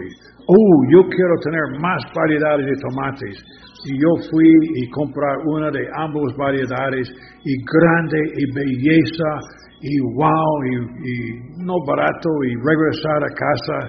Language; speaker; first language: Spanish; non-native, learner; English